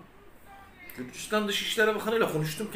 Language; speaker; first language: Turkish; native; Turkish